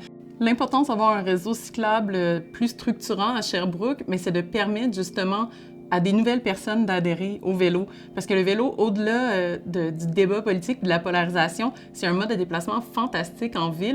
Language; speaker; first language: French; native; French